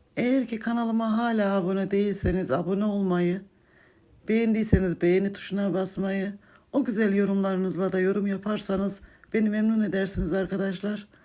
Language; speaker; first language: Turkish; native; Turkish